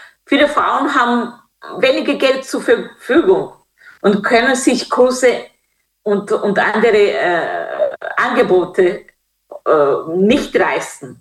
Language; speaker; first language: German; non-native, fluent; Kinyarwanda